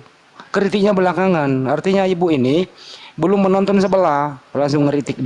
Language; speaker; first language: Indonesian; native; Indonesian